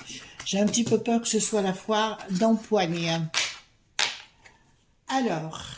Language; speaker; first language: French; native; French